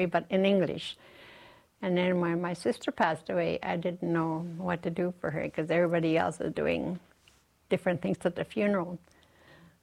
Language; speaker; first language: English; non-native, fluent; Cree